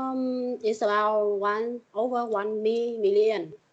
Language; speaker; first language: English; non-native, learner; Vietnamese